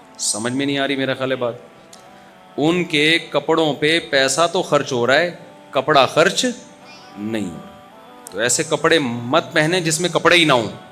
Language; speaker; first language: Urdu; native; Urdu